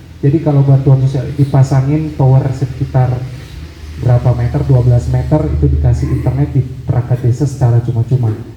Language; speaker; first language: Indonesian; native; Indonesian